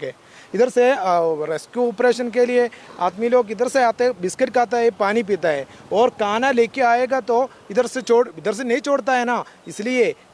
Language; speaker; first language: Hindi; non-native, local second language; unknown